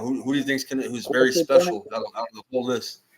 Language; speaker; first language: English; native; English